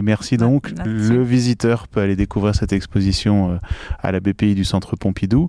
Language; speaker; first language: French; native; French